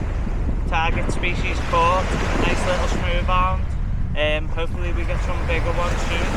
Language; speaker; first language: English; native; English